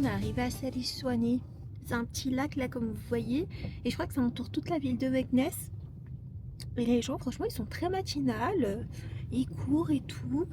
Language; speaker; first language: French; non-native, local second language; Arabic